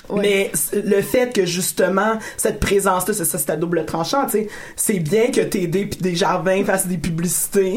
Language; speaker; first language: French; native; French